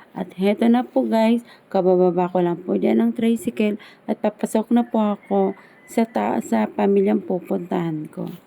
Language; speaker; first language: Filipino; non-native, local second language; Bikol